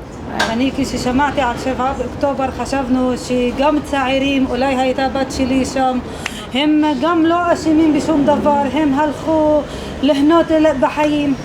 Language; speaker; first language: Hebrew; non-native, local second language; Arabic